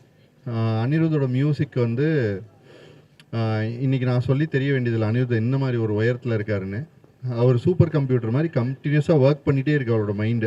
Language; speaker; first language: Tamil; native; Tamil